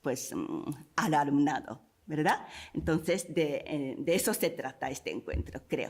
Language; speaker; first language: Spanish; non-native, fluent; Japanese